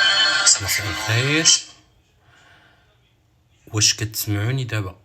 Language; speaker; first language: Arabic; native; Arabic